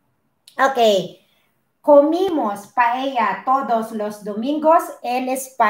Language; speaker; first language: Spanish; non-native, learner; Filipino